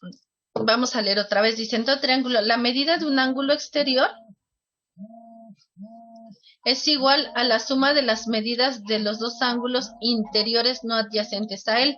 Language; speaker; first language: Spanish; native; Spanish